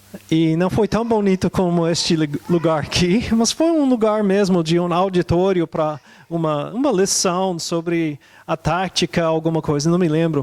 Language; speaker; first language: Portuguese; non-native, fluent; English